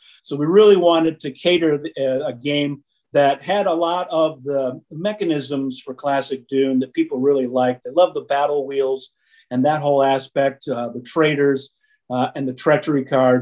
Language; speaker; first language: English; native; English